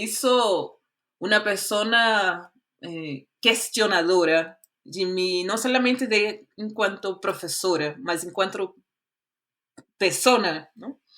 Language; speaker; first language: Spanish; non-native, fluent; Portuguese